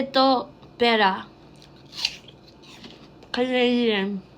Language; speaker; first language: Filipino; early bilingual, heritage; Filipino